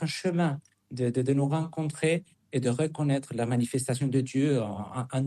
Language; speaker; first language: French; non-native, fluent; Spanish